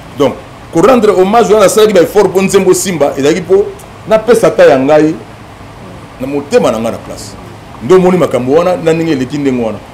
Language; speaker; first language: Lingala; native; Lingala